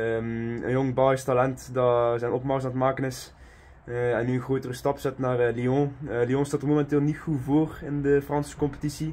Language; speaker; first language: Dutch; native; Dutch